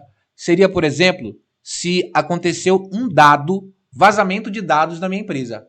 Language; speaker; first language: Portuguese; native; Portuguese